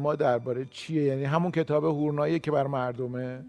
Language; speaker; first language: Persian; native; Persian